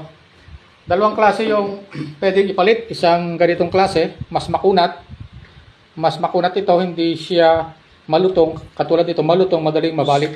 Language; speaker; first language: Filipino; native; Filipino